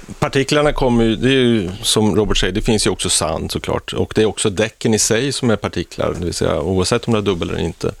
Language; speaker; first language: Swedish; native; Swedish